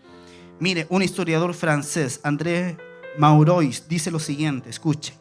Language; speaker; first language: Spanish; native; Spanish